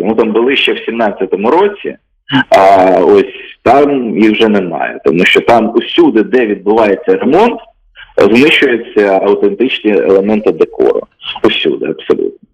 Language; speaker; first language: Ukrainian; native; Ukrainian